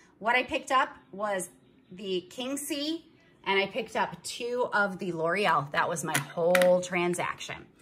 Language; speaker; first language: English; native; English